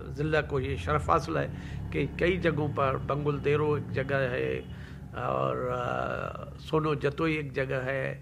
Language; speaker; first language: Urdu; non-native, local second language; Sindhi